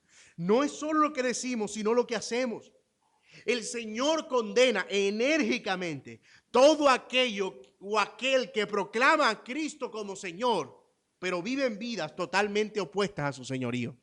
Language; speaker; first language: Spanish; native; Spanish